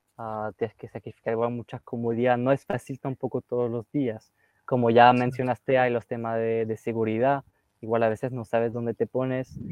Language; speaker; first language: Spanish; non-native, fluent; French